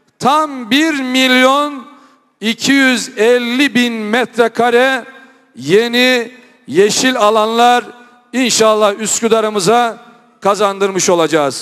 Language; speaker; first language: Turkish; native; Turkish